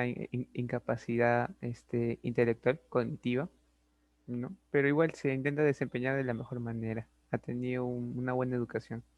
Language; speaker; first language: Spanish; native; Spanish